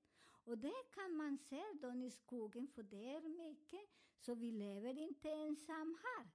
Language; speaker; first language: Swedish; non-native, learner; Spanish